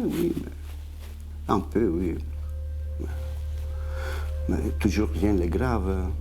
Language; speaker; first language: French; non-native, fluent; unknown